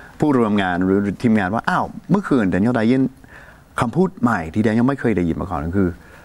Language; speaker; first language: Thai; non-native, fluent; English